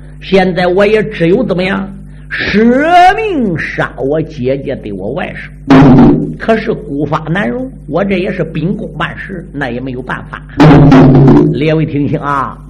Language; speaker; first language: Chinese; native; Chinese